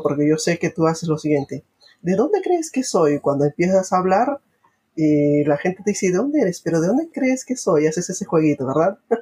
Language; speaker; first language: Spanish; native; Spanish